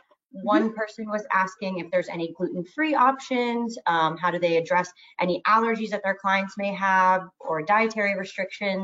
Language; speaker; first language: English; native; English